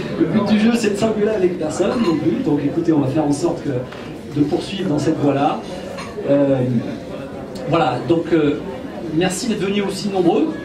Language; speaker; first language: French; native; French